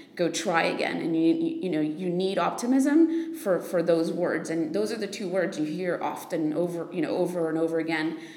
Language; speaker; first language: English; native; English